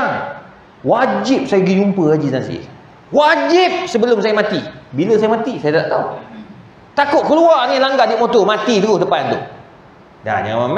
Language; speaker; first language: Malay; native; Malay